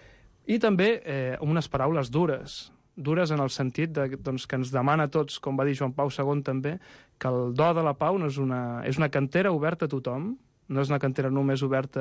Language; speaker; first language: Catalan; native; Catalan